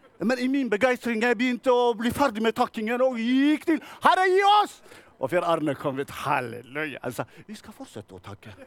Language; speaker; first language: Norwegian; non-native, fluent; Tigrinya